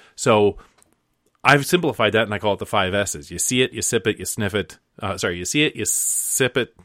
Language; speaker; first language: English; native; English